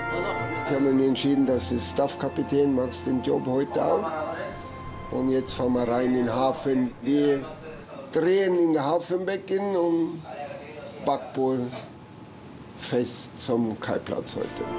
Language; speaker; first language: German; non-native, fluent; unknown